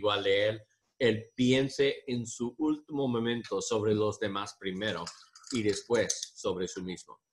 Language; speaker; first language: Spanish; non-native, learner; English